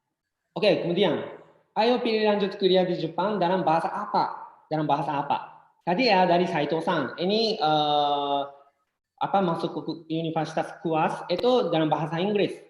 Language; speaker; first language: Indonesian; non-native, fluent; Japanese